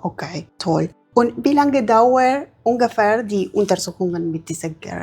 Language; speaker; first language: German; non-native, learner; Spanish